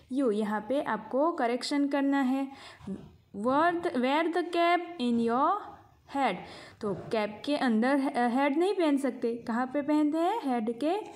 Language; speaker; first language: Hindi; non-native, local second language; Gujarati